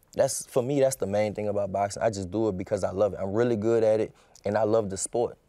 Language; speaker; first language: English; native; English